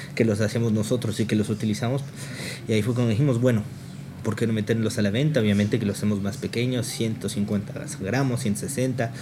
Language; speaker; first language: Spanish; native; Spanish